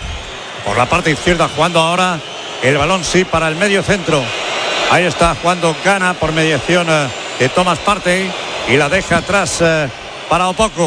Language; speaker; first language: Spanish; native; Spanish